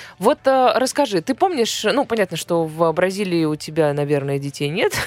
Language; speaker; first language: Russian; native; Russian